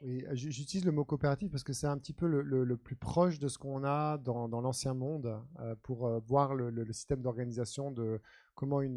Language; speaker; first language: French; native; French